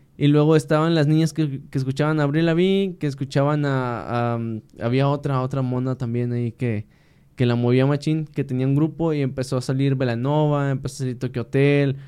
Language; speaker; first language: Spanish; native; Spanish